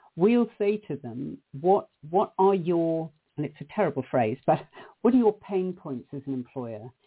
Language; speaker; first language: English; native; English